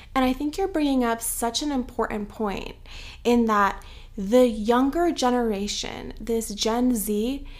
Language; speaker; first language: English; early bilingual, other home language; Persian